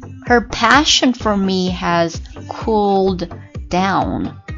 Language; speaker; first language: English; non-native, fluent; Chinese